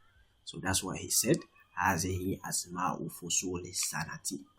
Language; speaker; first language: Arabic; non-native, fluent; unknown